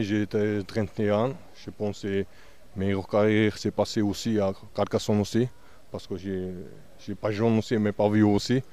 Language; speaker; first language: French; non-native, learner; Georgian